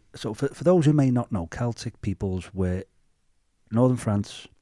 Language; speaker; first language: English; native; English